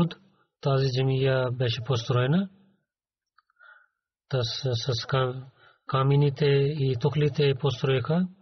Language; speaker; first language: Bulgarian; non-native, learner; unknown